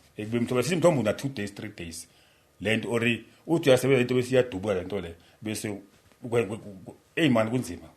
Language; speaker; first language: Zulu; native; Zulu